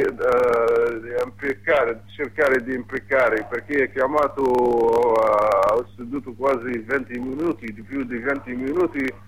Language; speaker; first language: Italian; non-native, learner; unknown